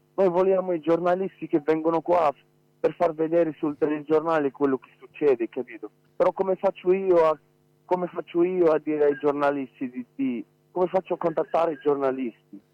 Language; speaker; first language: Italian; non-native, fluent; Arabic